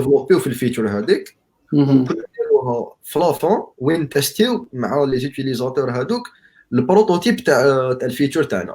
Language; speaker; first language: Arabic; native; Arabic